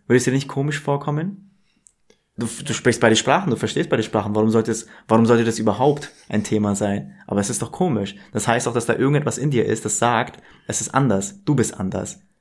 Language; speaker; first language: German; native; German